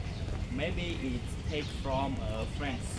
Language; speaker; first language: English; non-native, learner; Khmer